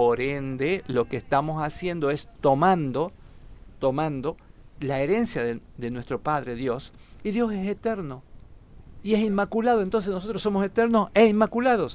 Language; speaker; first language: Spanish; native; Spanish